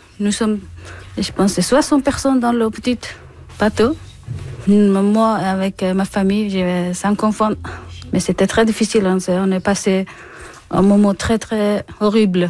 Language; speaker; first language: French; non-native, learner; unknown